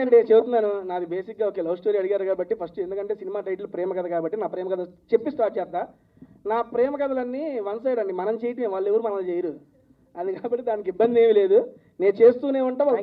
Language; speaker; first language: Telugu; native; Telugu